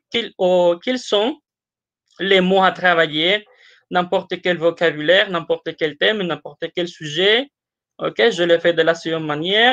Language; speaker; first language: French; non-native, fluent; Spanish